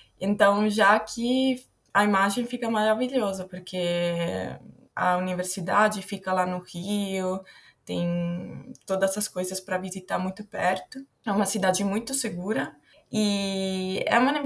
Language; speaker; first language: Portuguese; non-native, fluent; Italian